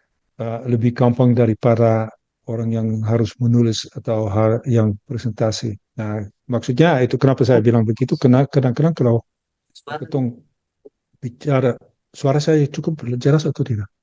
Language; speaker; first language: Indonesian; early bilingual, heritage; Dutch